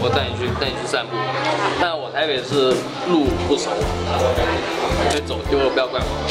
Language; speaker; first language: Chinese; non-native, fluent; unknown